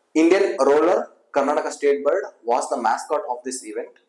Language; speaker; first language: English; non-native, local second language; Kannada